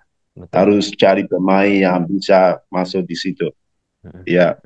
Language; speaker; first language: Indonesian; non-native, learner; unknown